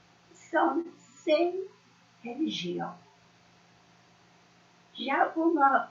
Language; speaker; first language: Portuguese; non-native, learner; Persian